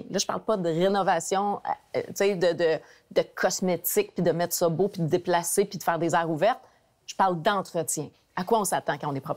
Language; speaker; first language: French; native; French